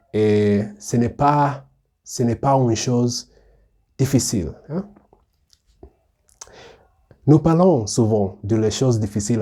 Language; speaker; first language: French; non-native, learner; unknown